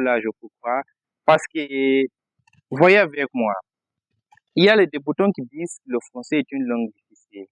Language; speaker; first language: French; non-native, fluent; Portuguese